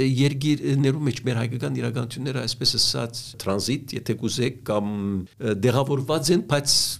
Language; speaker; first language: Armenian; early bilingual, heritage; Armenian